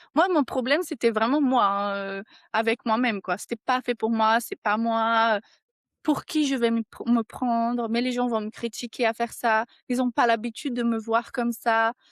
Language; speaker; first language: French; non-native, fluent; Portuguese